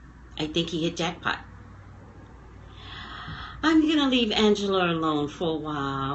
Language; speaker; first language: English; native; English